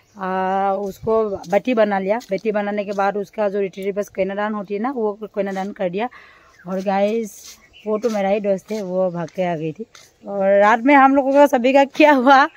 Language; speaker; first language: Hindi; non-native, local second language; Assamese